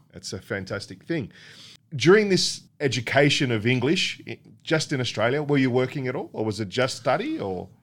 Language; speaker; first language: English; native; English